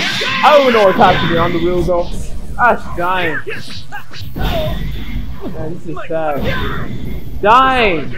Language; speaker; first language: English; native; English